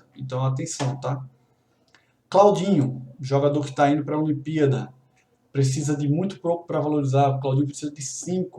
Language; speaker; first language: Portuguese; native; Portuguese